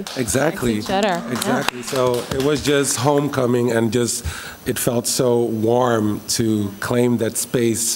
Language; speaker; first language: English; early bilingual, other home language; Dutch